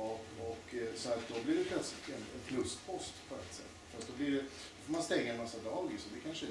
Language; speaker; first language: Swedish; native; Swedish